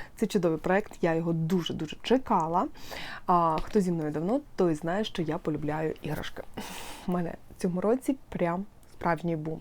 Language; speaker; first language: Ukrainian; non-native, local second language; Russian